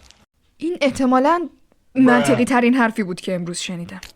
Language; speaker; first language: Persian; native; Persian